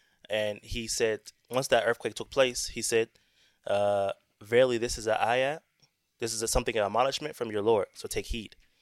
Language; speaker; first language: English; native; English